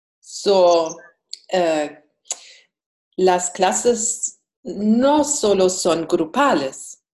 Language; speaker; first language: Spanish; non-native, fluent; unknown